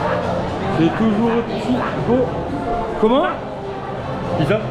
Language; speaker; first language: French; native; French